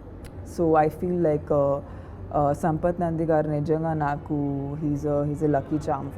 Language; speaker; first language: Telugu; non-native, local second language; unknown